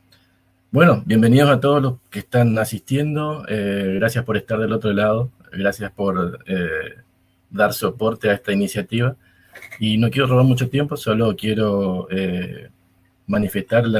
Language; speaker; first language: Spanish; native; Spanish